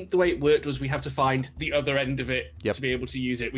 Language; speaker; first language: English; native; English